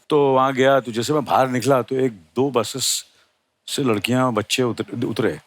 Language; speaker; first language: Hindi; native; Hindi